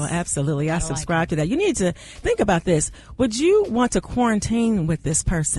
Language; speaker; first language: English; native; English